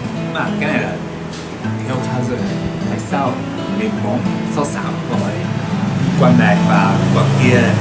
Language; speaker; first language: Vietnamese; non-native, learner; Japanese